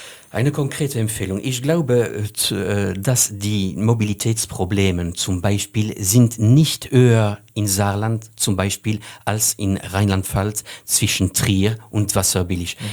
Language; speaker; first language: German; non-native, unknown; French